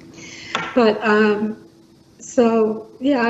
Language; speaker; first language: English; native; English